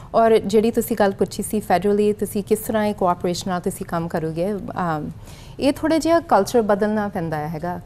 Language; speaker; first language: Punjabi; early bilingual, heritage; Punjabi